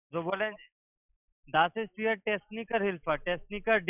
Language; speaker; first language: German; non-native, learner; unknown